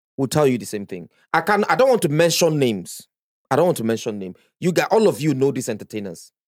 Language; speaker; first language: English; non-native, local second language; Igbo